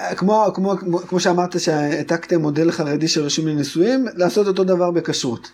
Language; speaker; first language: Hebrew; native; Hebrew